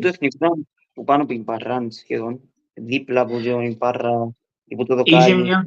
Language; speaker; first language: Greek; early bilingual, heritage; Greek